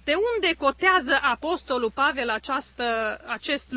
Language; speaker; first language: Romanian; native; Romanian